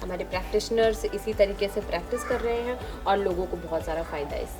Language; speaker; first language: Hindi; native; Hindi